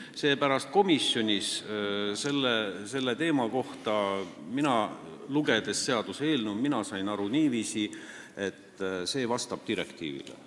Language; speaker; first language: Estonian; non-native, local second language; Russian